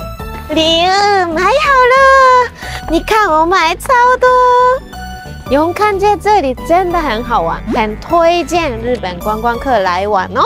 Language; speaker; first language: Chinese; non-native, fluent; Japanese